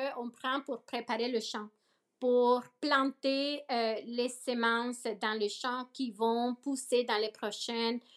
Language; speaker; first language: French; early bilingual, other home language; Spanish